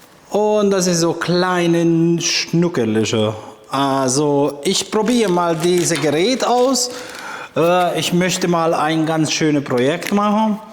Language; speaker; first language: German; non-native, fluent; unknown